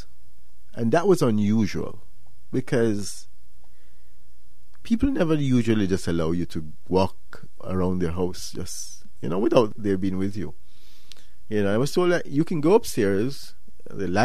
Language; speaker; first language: English; non-native, local second language; Jamaican Creole English